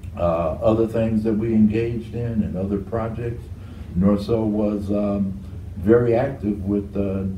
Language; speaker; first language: English; native; English